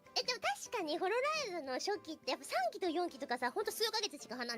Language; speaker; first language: Japanese; native; Japanese